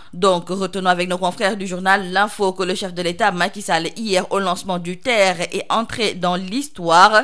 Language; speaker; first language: French; non-native, local second language; Wolof